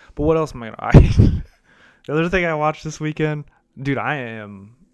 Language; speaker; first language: English; native; English